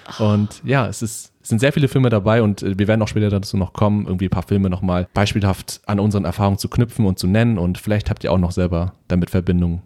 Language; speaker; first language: German; early bilingual, other home language; Vietnamese